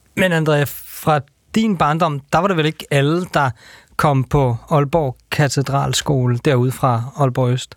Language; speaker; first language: Danish; native; Danish